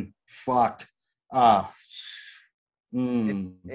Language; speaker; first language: English; native; English